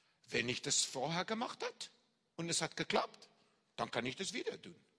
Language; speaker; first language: German; non-native, fluent; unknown